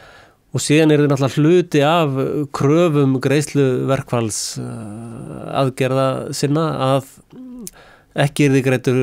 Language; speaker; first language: Icelandic; native; Icelandic